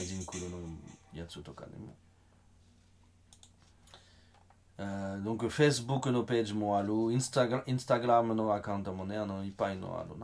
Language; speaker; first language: Japanese; non-native, learner; French